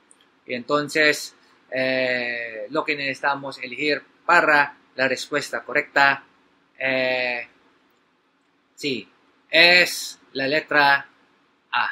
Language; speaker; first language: Spanish; non-native, learner; Filipino